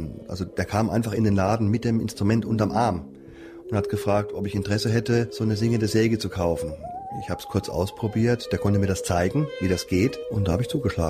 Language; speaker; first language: German; native; German